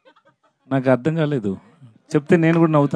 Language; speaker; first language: Telugu; non-native, learner; Tamil